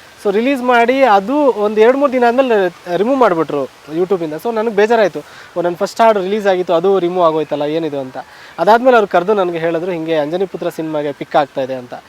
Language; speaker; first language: Kannada; native; Kannada